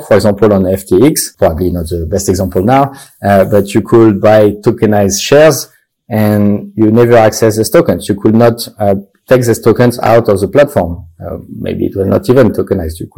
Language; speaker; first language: English; non-native, fluent; French